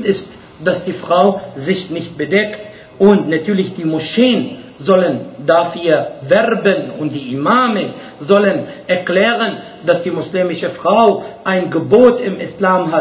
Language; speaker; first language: German; non-native, fluent; Arabic